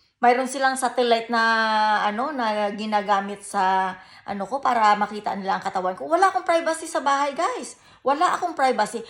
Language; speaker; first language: Filipino; native; Filipino